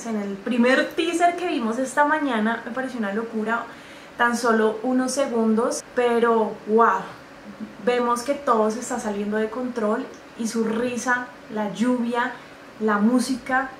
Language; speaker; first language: Spanish; native; Spanish